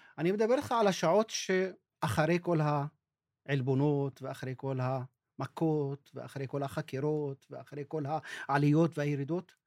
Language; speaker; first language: Hebrew; non-native, local second language; Arabic